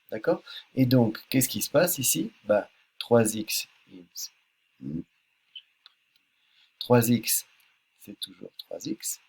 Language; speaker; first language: French; native; French